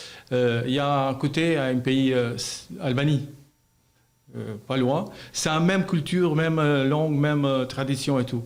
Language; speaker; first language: French; non-native, learner; Albanian